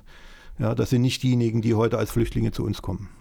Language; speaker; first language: German; native; German